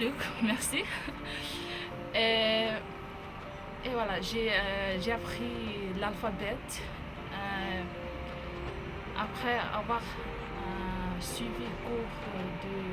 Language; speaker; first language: French; non-native, learner; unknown